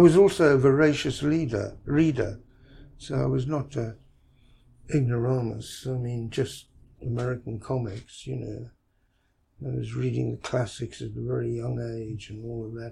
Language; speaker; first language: English; native; English